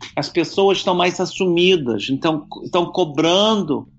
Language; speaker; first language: Portuguese; non-native, fluent; English